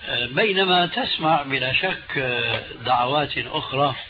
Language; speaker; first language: Arabic; early bilingual, other home language; Albanian